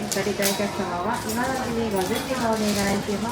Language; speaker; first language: Japanese; native; Japanese